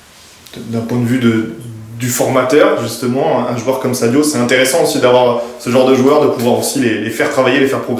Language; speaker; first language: French; native; French